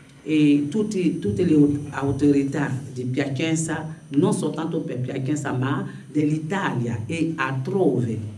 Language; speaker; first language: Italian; non-native, fluent; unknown